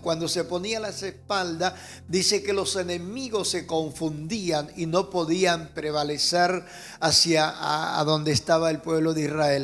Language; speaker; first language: Spanish; native; Spanish